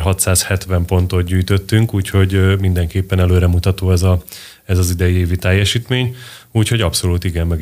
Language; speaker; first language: Hungarian; native; Hungarian